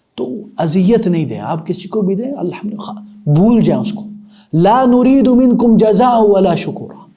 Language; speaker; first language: Urdu; non-native, local second language; Punjabi